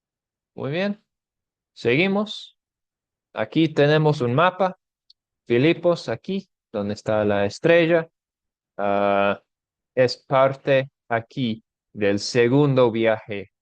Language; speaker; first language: Spanish; non-native, fluent; English